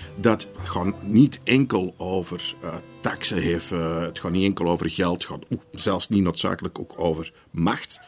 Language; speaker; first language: Dutch; native; Dutch